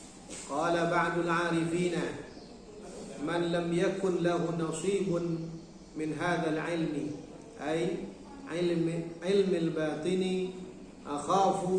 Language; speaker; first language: Arabic; non-native, fluent; Indonesian